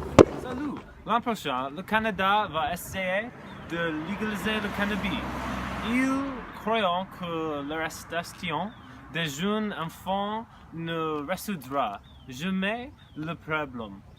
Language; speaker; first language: French; non-native, learner; English